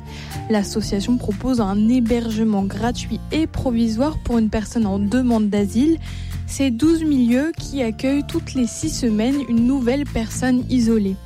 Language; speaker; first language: French; native; French